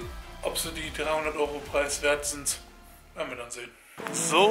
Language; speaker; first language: German; native; German